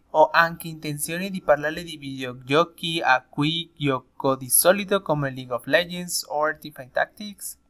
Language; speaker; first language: Italian; non-native, learner; Spanish